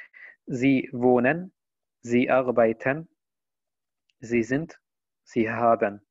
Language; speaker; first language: German; non-native, fluent; Spanish